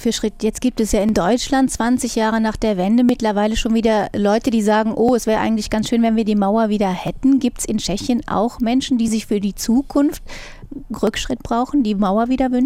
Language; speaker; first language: German; native; German